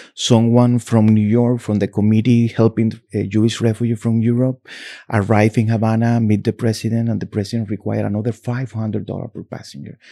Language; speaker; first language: English; non-native, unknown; Spanish